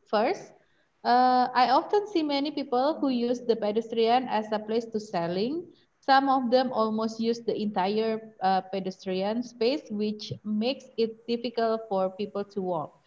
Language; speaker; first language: English; non-native, fluent; Indonesian